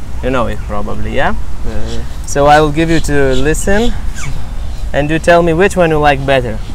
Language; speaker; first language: English; non-native, learner; Lithuanian